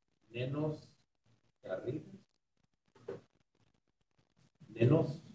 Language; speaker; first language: Spanish; early bilingual, heritage; Spanish